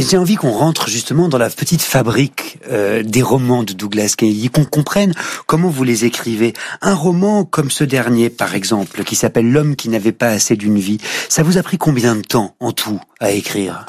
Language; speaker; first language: French; native; French